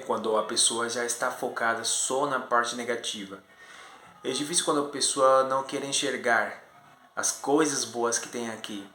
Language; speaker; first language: Portuguese; non-native, fluent; Spanish